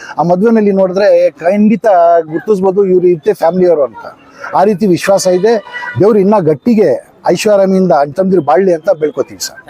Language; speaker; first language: Kannada; non-native, local second language; Urdu